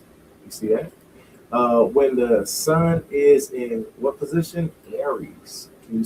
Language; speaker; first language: English; native; English